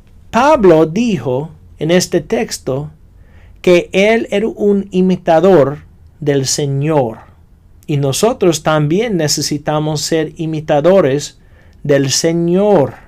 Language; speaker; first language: Spanish; non-native, fluent; English